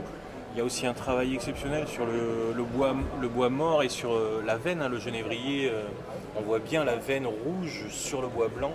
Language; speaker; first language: French; native; French